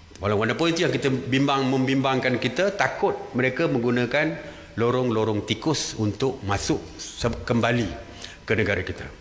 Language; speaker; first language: Malay; native; Malay